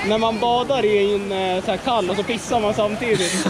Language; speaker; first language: Swedish; native; Swedish